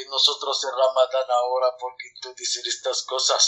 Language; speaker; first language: Spanish; non-native, learner; Arabic